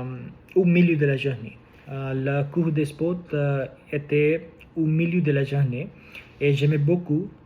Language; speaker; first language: French; non-native, learner; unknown